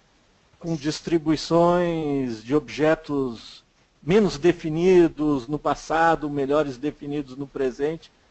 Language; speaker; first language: Portuguese; native; Portuguese